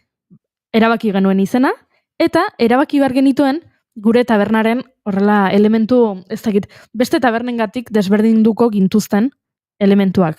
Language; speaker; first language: Basque; native; Basque